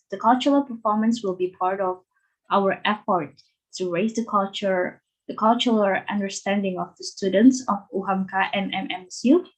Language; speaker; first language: English; non-native, fluent; Indonesian